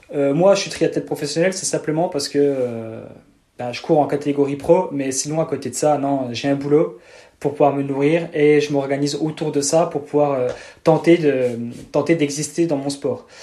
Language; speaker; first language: French; native; French